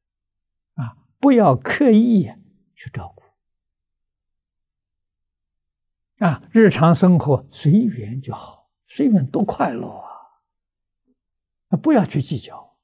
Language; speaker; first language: Chinese; native; Chinese